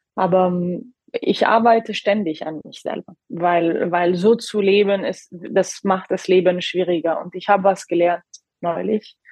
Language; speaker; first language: German; non-native, fluent; Arabic